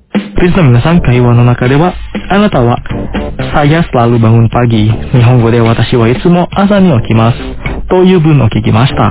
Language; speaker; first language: Japanese; non-native, fluent; Indonesian